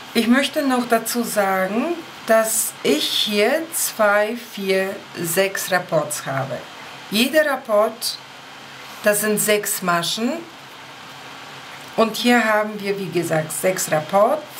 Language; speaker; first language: German; non-native, fluent; Polish